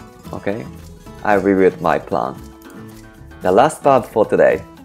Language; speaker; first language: English; non-native, fluent; Japanese